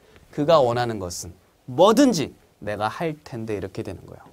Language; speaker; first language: Korean; native; Korean